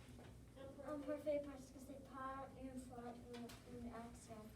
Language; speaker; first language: French; non-native, learner; English